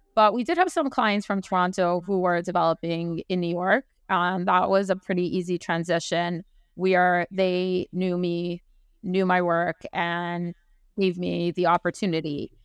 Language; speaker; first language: English; native; English